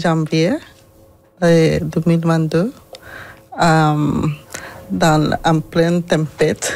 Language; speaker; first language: French; non-native, learner; Spanish